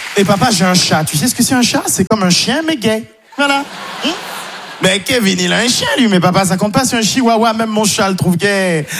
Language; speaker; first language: French; non-native, local second language; Haitian Creole